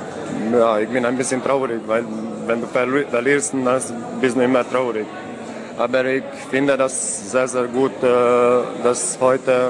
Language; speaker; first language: German; non-native, learner; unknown